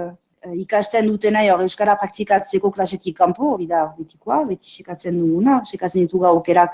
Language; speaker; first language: Basque; native; Basque